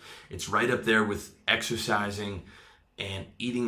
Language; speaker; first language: English; native; English